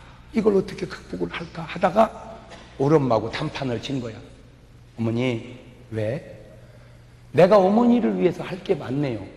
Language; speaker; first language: Korean; native; Korean